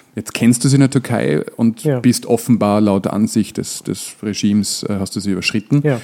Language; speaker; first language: German; native; German